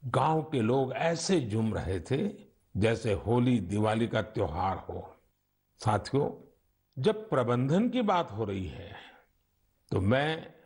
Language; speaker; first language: Hindi; non-native, local second language; Gujarati